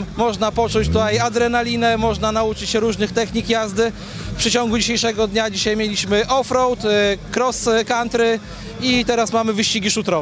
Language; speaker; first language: Polish; native; Polish